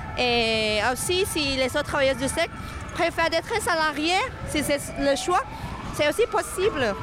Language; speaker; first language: French; non-native, fluent; Thai